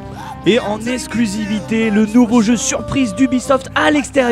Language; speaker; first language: French; native; French